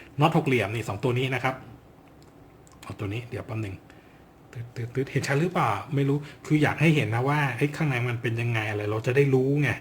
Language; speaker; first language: Thai; native; Thai